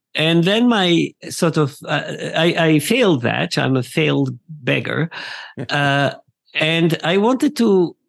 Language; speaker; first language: English; non-native, fluent; Italian